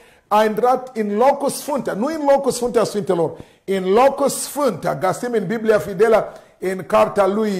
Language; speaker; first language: Romanian; non-native, learner; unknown